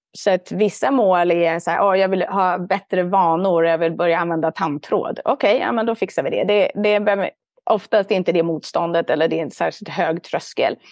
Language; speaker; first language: Swedish; native; Swedish